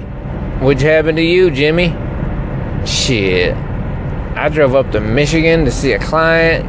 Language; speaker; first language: English; native; English